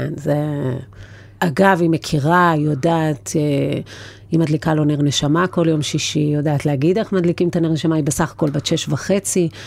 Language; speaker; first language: Hebrew; native; Hebrew